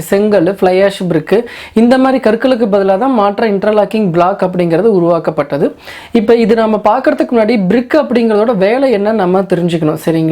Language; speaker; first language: Tamil; native; Tamil